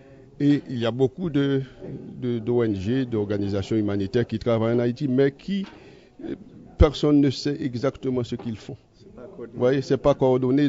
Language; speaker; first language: French; native; French